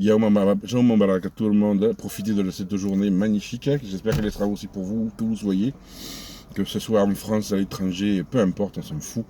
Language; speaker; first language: French; native; French